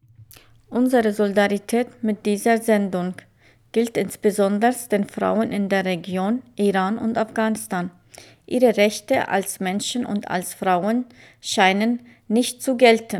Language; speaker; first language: German; non-native, fluent; Kurdish